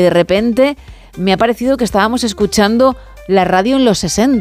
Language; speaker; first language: Spanish; native; Spanish